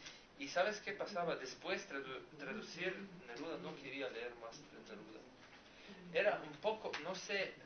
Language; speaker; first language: Spanish; non-native, learner; Slovenian